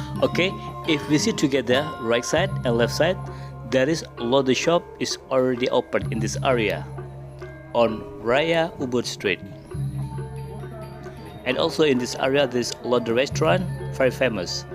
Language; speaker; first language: English; non-native, learner; Indonesian